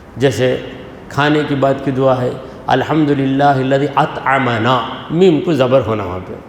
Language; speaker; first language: Urdu; native; Urdu